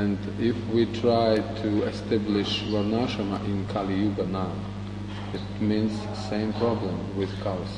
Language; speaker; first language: English; non-native, learner; Russian